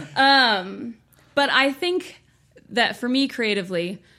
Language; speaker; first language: English; native; English